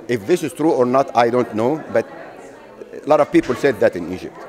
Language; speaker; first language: English; non-native, fluent; Arabic